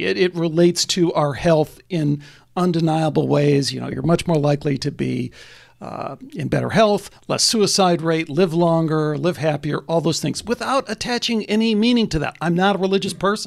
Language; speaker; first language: English; native; English